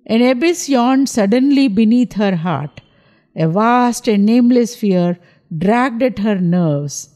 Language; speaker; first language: English; non-native, local second language; Telugu